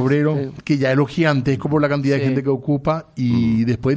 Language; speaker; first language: Spanish; native; Spanish